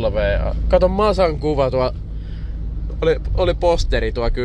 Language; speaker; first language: Finnish; native; Finnish